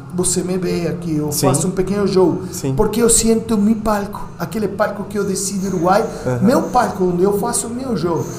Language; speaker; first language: Portuguese; non-native, learner; Spanish